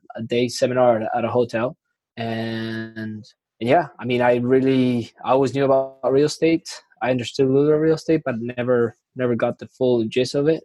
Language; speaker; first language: English; non-native, fluent; Spanish